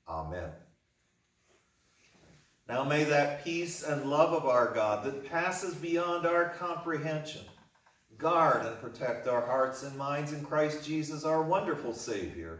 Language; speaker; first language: English; native; English